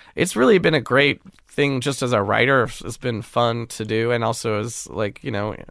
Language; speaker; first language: English; native; English